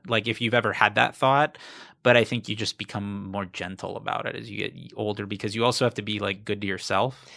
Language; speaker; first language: English; native; English